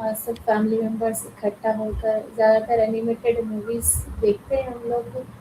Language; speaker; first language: Urdu; native; Urdu